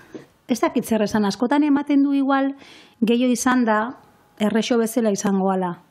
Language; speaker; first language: Basque; native; Basque